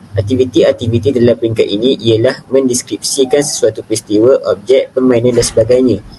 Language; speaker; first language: Malay; native; Malay